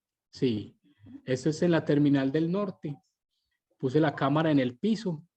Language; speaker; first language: Spanish; native; Spanish